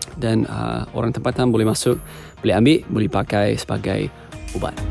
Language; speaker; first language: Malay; non-native, fluent; English